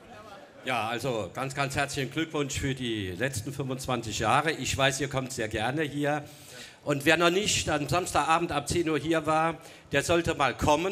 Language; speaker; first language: German; native; German